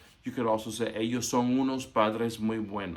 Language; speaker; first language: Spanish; non-native, fluent; English